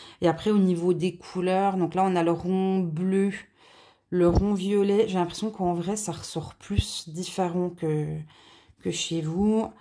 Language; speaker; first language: French; native; French